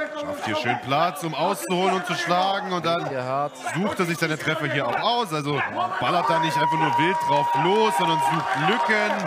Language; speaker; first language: German; native; German